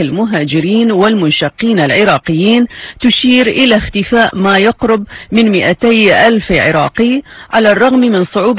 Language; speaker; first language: Arabic; native; Arabic